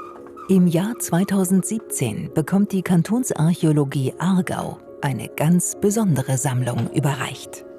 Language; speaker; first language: German; native; German